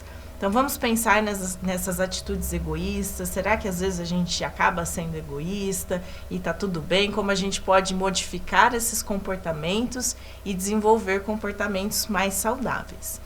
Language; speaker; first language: Portuguese; native; Portuguese